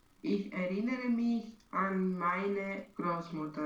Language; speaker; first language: German; non-native, learner; Romanian